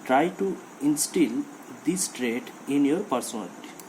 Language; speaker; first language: English; non-native, local second language; Bangla